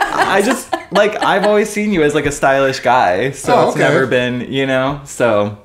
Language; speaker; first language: English; native; English